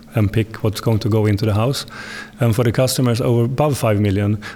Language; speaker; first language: English; non-native, fluent; Swedish